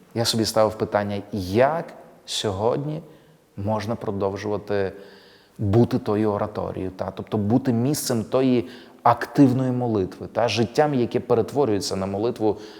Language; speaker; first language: Ukrainian; native; Ukrainian